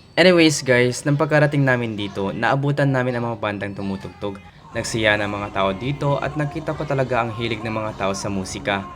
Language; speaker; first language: Filipino; non-native, local second language; Pangasinan